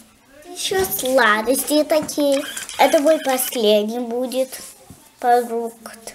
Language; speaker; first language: Russian; early bilingual, heritage; Russian